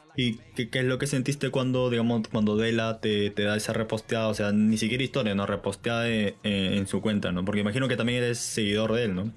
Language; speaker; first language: Spanish; native; Spanish